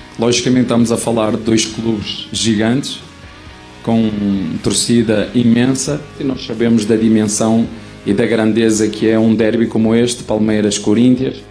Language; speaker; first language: Portuguese; native; Portuguese